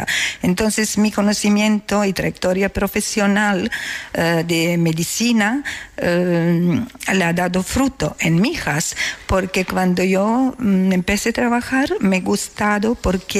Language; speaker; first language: Spanish; non-native, learner; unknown